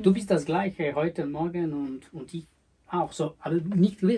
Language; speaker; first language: German; non-native, learner; Spanish